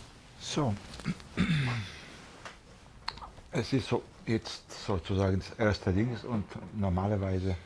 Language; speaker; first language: German; non-native, fluent; Slovak